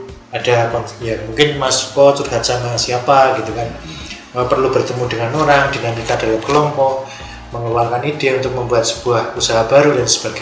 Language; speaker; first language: Indonesian; non-native, local second language; Javanese